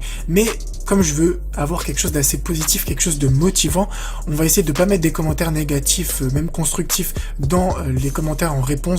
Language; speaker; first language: French; native; French